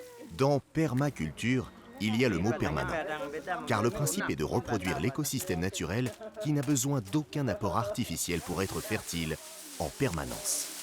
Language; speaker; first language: French; native; French